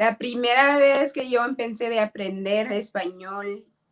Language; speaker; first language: Spanish; non-native, learner; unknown